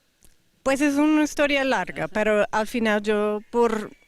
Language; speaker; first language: Spanish; non-native, fluent; English